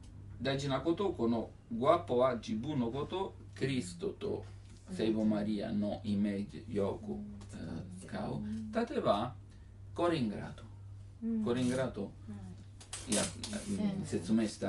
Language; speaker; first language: Japanese; non-native, learner; Italian